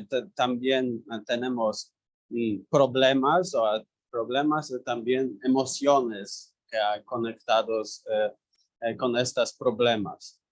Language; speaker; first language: Spanish; non-native, learner; Polish